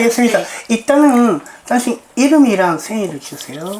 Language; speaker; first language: Korean; non-native, learner; Japanese